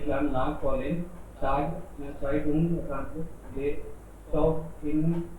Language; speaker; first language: German; non-native, learner; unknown